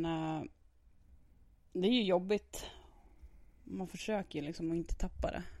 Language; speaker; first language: Swedish; native; Swedish